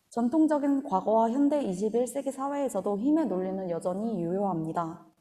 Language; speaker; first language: Korean; native; Korean